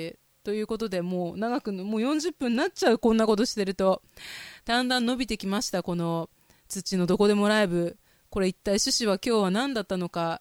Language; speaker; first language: Japanese; native; Japanese